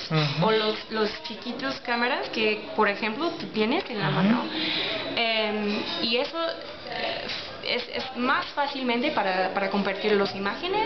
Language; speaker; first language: Spanish; non-native, learner; English